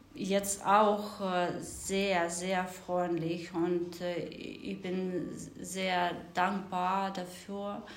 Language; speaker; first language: German; non-native, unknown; Ukrainian